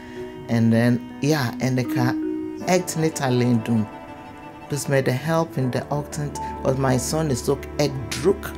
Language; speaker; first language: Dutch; non-native, learner; English